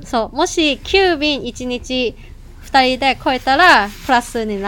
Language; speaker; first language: Japanese; non-native, fluent; Cantonese